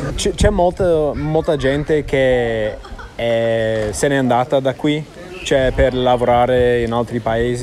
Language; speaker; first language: Italian; non-native, fluent; English